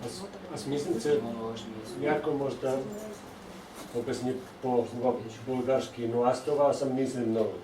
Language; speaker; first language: Bulgarian; non-native, learner; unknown